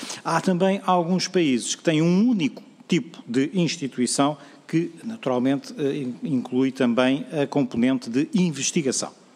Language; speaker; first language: Portuguese; native; Portuguese